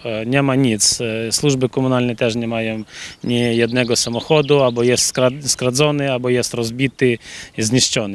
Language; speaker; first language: Polish; non-native, learner; Ukrainian